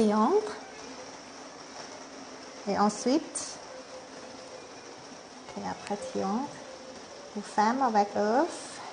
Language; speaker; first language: French; non-native, learner; Thai